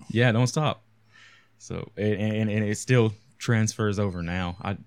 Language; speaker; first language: English; native; English